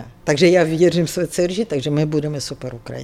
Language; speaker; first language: Czech; non-native, fluent; Ukrainian